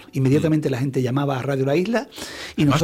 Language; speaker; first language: Spanish; native; Spanish